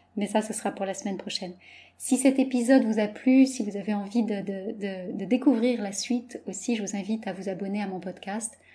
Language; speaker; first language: French; native; French